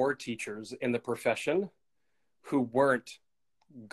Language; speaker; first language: English; native; English